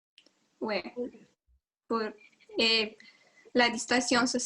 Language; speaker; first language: French; non-native, learner; Romanian